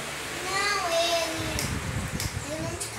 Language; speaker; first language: Portuguese; native; Portuguese